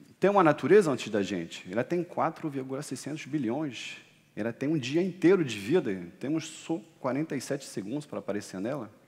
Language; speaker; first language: Portuguese; non-native, fluent; French